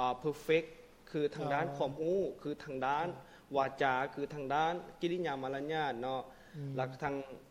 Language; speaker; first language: Lao; non-native, local second language; Hmong